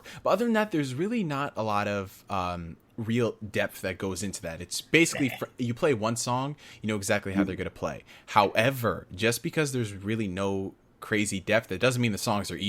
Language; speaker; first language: English; native; English